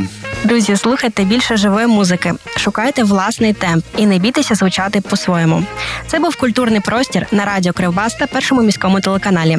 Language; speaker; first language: Ukrainian; native; Ukrainian